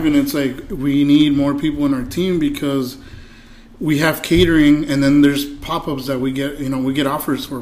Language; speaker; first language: English; early bilingual, other home language; Spanish